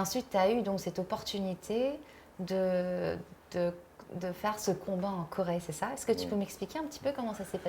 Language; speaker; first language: French; native; French